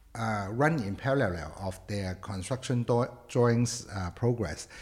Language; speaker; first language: English; non-native, local second language; Cantonese